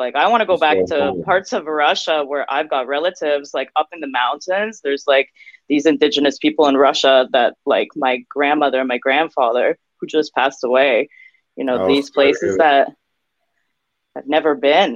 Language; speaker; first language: English; early bilingual, other home language; Russian